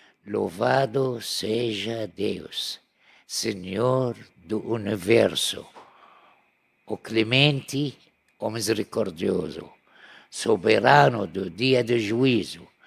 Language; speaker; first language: Portuguese; non-native, learner; Arabic